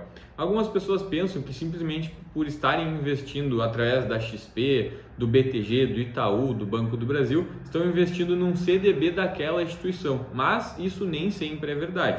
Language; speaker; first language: Portuguese; native; Portuguese